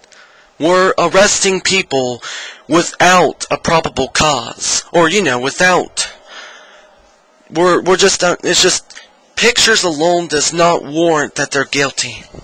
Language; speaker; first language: English; native; English